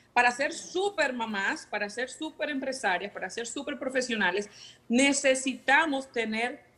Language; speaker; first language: Spanish; native; Spanish